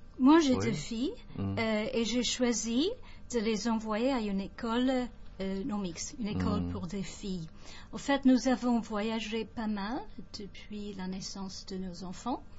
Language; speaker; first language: French; non-native, fluent; English